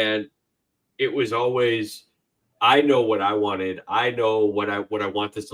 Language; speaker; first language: English; native; English